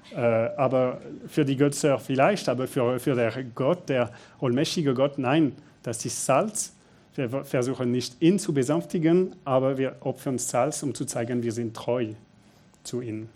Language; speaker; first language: German; non-native, fluent; French